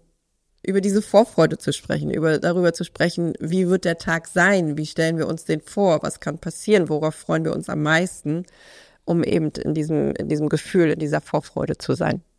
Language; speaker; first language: German; native; German